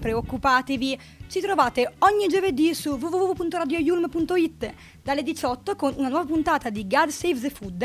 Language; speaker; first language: Italian; native; Italian